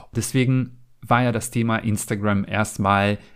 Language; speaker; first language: German; non-native, fluent; Macedonian